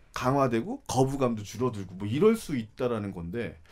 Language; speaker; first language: Korean; native; Korean